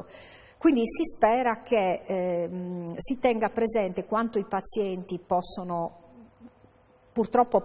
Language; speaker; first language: Italian; native; Italian